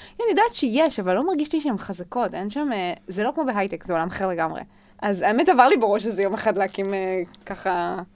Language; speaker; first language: Hebrew; native; Hebrew